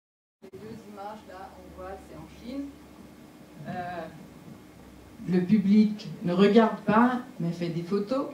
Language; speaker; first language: French; non-native, local second language; German